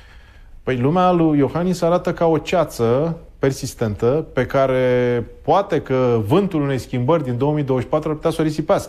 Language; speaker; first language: Romanian; native; Romanian